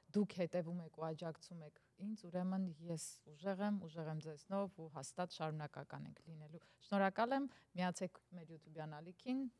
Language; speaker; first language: Armenian; native; Armenian